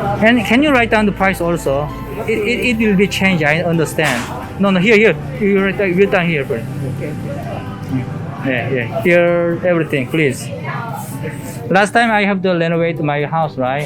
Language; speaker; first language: English; non-native, learner; Korean